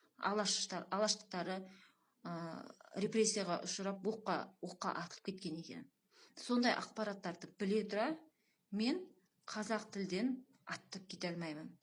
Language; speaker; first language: Kazakh; early bilingual, heritage; Russian